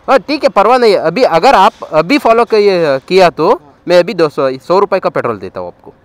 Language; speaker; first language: Hindi; non-native, local second language; Kannada